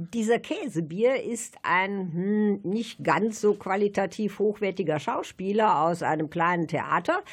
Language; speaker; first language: German; native; German